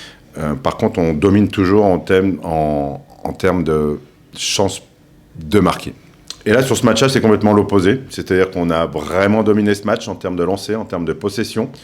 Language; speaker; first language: French; native; French